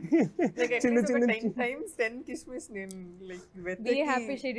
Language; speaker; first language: Telugu; non-native, fluent; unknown